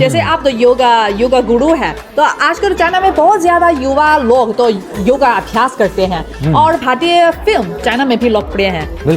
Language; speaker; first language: Hindi; non-native, learner; Chinese